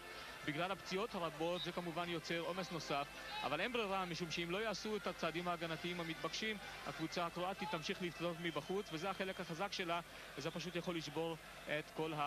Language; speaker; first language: Hebrew; native; Hebrew